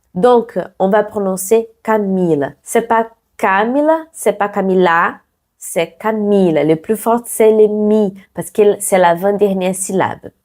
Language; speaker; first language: French; non-native, fluent; Portuguese